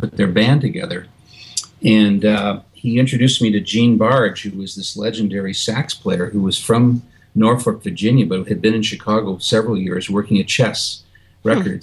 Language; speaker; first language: English; native; English